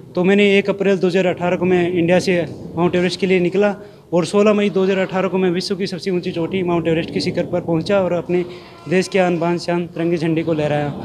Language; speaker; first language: Hindi; native; Hindi